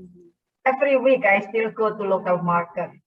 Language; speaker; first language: English; non-native, fluent; Indonesian